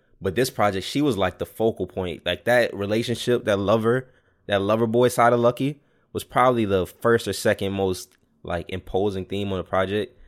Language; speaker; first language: English; native; English